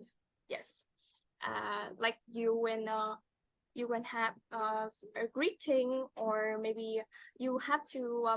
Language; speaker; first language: English; non-native, fluent; Vietnamese